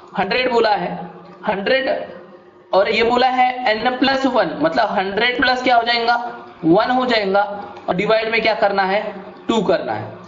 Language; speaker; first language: Hindi; non-native, local second language; Marathi